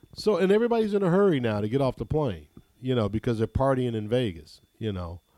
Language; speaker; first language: English; native; English